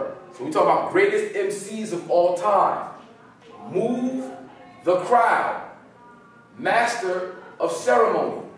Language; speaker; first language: English; native; English